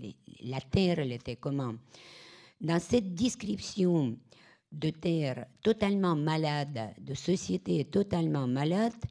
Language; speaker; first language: French; non-native, fluent; Russian